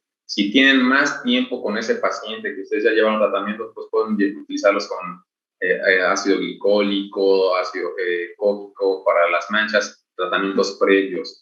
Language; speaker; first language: Spanish; native; Spanish